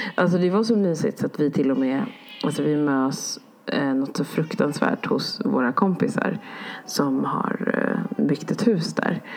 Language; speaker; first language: Swedish; early bilingual, other home language; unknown